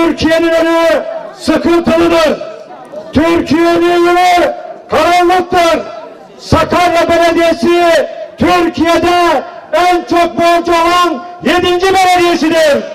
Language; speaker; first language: Turkish; native; Turkish